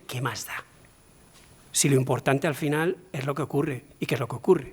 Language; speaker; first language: Spanish; native; Spanish